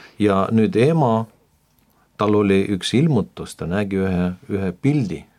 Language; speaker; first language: Estonian; non-native, local second language; Russian